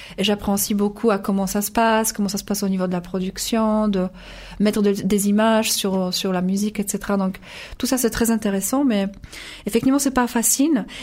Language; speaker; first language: French; non-native, fluent; Polish